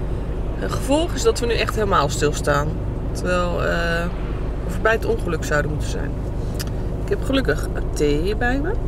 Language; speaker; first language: Dutch; native; Dutch